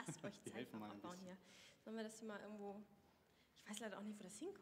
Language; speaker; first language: German; native; German